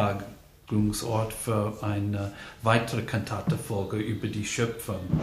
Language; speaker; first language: German; non-native, fluent; English